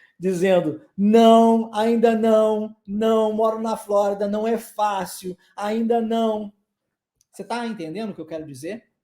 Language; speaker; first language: Portuguese; native; Portuguese